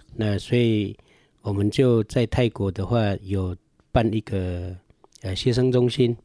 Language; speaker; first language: Chinese; non-native, local second language; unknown